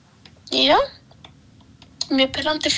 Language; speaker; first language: Icelandic; early bilingual, other home language; Polish